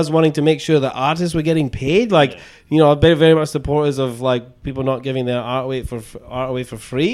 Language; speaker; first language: English; native; English